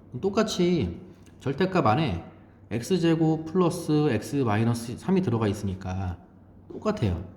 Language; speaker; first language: Korean; native; Korean